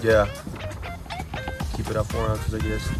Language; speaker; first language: English; native; English